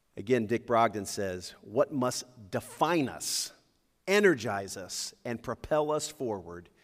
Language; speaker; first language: English; native; English